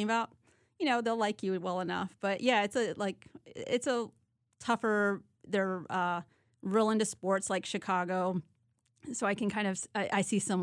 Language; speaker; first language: English; native; English